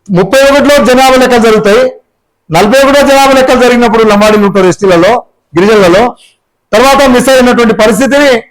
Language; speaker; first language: Telugu; non-native, local second language; Lambadi